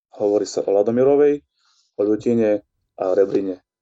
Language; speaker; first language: Slovak; native; Slovak